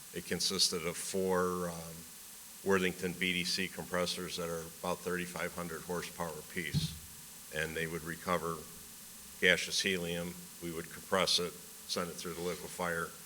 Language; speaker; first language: English; native; English